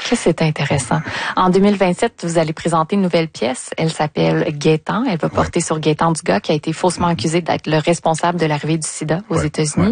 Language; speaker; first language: French; native; French